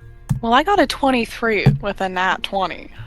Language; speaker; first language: English; native; English